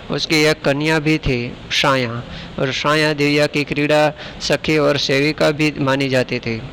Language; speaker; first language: Hindi; non-native, local second language; Gujarati